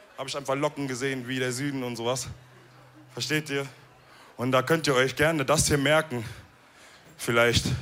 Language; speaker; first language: German; early bilingual, other home language; Wolof